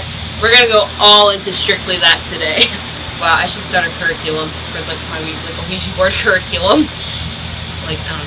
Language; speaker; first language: English; native; English